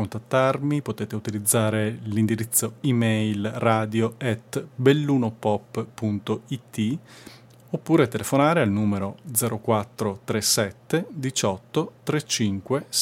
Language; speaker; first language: Italian; native; Italian